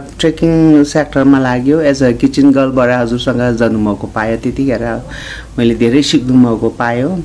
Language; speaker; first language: Nepali; non-native, local second language; Sherpa